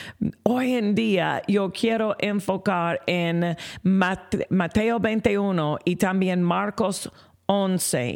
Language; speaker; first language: Spanish; non-native, fluent; English